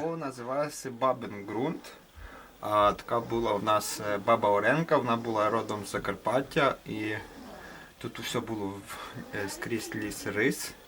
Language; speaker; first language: Ukrainian; native; Ukrainian